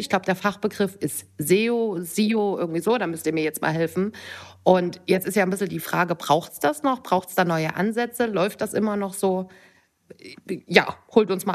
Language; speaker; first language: German; native; German